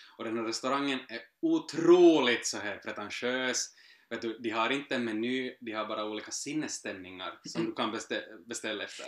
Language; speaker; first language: Swedish; native; Swedish